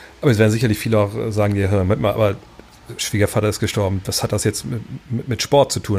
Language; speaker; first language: German; native; German